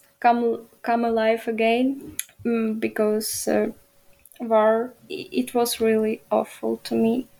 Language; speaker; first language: English; non-native, learner; Ukrainian